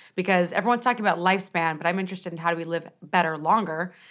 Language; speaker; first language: English; native; English